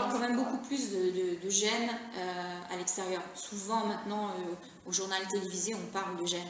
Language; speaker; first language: French; early bilingual, other home language; Italian